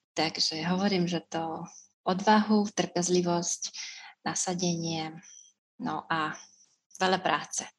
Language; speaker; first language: Slovak; non-native, fluent; Russian